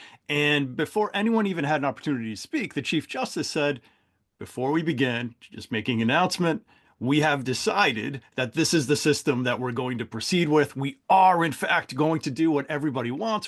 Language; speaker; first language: English; native; English